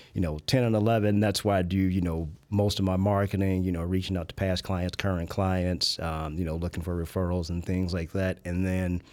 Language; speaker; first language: English; native; English